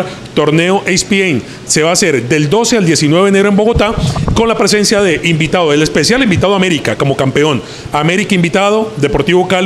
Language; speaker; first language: Spanish; native; Spanish